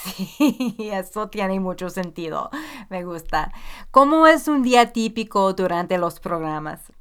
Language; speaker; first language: Spanish; non-native, fluent; English